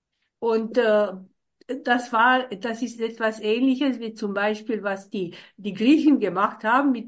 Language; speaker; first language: German; non-native, fluent; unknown